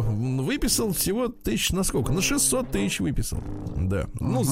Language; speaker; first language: Russian; native; Russian